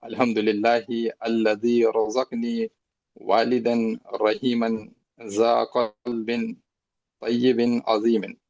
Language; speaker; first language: Arabic; non-native, learner; Urdu